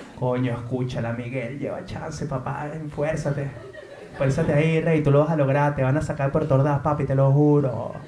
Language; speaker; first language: Spanish; native; Spanish